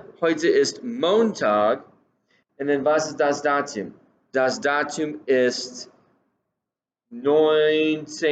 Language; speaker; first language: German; non-native, fluent; English